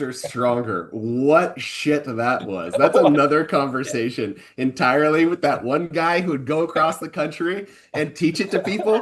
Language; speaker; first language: English; native; English